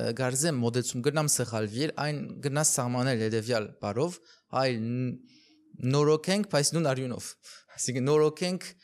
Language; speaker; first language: Armenian; early bilingual, heritage; Armenian